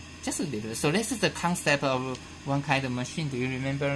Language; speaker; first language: English; non-native, fluent; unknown